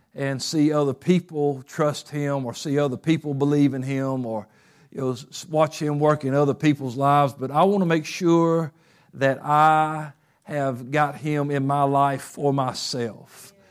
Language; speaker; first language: English; native; English